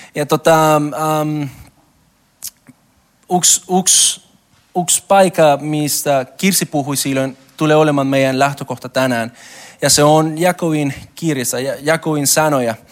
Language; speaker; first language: Finnish; non-native, learner; Spanish